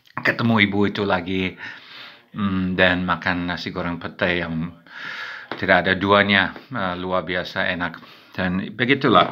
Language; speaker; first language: Indonesian; non-native, fluent; English